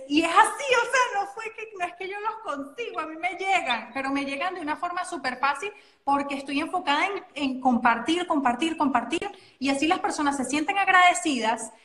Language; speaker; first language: Spanish; native; Spanish